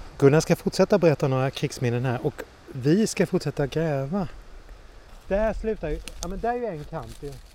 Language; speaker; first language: Swedish; native; Swedish